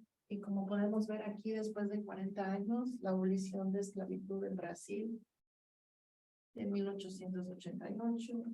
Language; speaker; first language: Spanish; early bilingual, heritage; Spanish